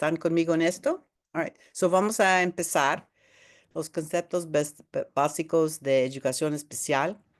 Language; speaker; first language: Spanish; early bilingual, heritage; Spanish